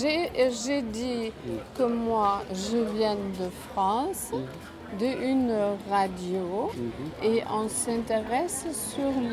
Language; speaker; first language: French; non-native, fluent; Spanish